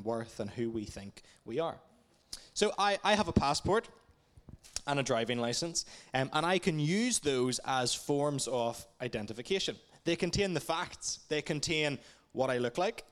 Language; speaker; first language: English; native; English